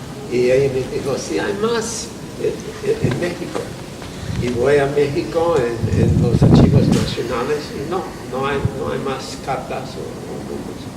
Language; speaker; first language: Spanish; non-native, fluent; English